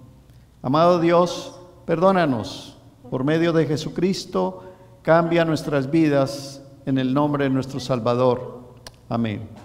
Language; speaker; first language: Spanish; native; Spanish